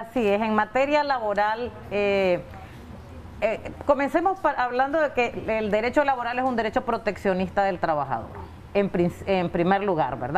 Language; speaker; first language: Spanish; native; Spanish